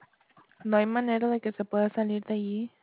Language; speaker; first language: Spanish; early bilingual, heritage; Spanish